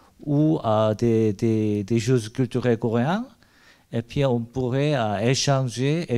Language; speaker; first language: French; non-native, learner; Korean